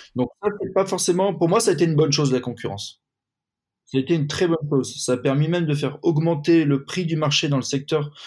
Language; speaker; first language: French; native; French